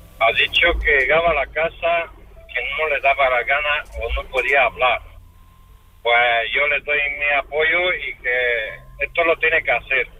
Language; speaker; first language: Spanish; non-native, fluent; Romanian